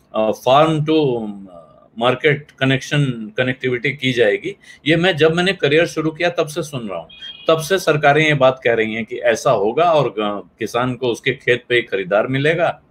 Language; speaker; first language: Hindi; native; Hindi